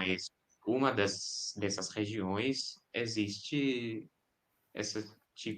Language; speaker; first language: Portuguese; non-native, fluent; Indonesian